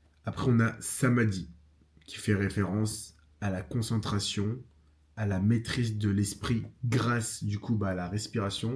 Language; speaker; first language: French; native; French